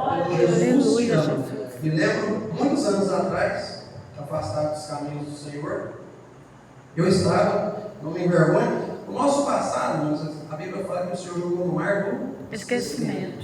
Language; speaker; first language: Portuguese; native; Portuguese